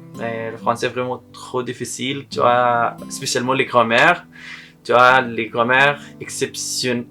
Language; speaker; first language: French; non-native, learner; Arabic